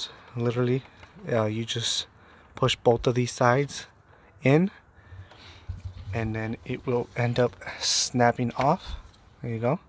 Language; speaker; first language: English; native; English